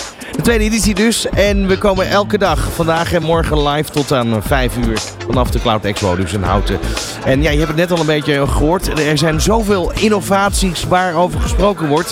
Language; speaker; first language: Dutch; native; Dutch